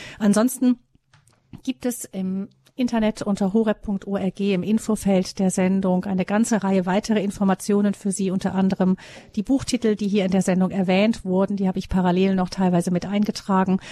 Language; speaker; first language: German; native; German